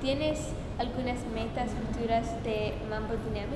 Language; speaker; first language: Spanish; non-native, learner; English